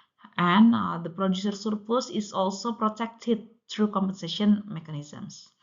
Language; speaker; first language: English; non-native, local second language; Indonesian